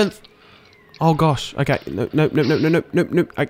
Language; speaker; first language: English; native; English